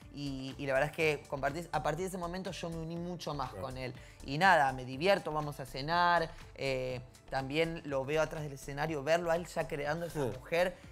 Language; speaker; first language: Spanish; native; Spanish